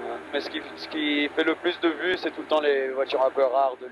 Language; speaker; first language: French; native; French